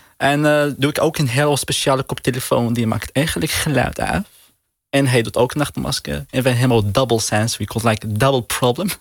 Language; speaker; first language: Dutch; non-native, learner; Arabic